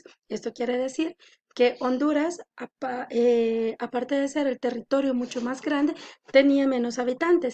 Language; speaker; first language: Spanish; native; Spanish